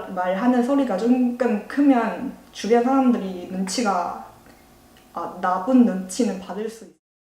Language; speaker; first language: Korean; non-native, fluent; Chinese